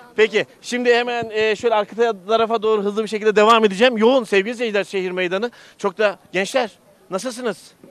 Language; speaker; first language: Turkish; native; Turkish